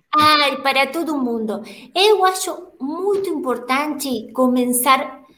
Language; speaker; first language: Portuguese; non-native, learner; Spanish